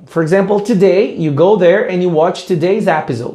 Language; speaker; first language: English; non-native, fluent; Portuguese